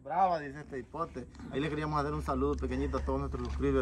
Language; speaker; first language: Spanish; native; Spanish